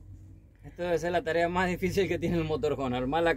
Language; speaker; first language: Spanish; native; Spanish